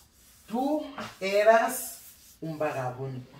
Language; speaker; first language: Spanish; non-native, learner; Haitian Creole